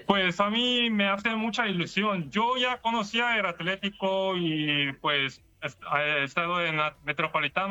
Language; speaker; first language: Spanish; non-native, learner; Korean